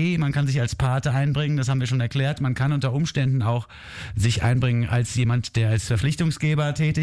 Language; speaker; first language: German; native; German